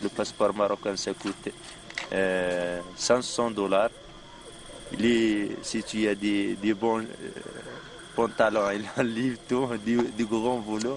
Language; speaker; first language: French; non-native, local second language; Arabic